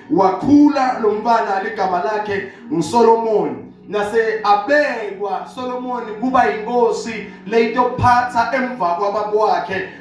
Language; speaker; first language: Zulu; non-native, local second language; Swati